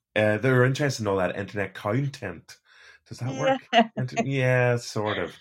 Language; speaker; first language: English; native; English